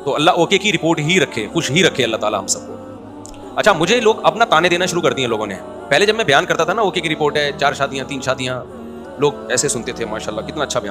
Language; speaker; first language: Urdu; native; Urdu